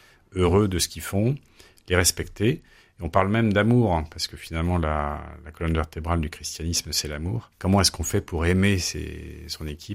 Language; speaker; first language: French; native; French